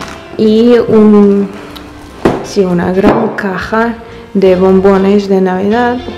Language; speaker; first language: Spanish; non-native, fluent; Russian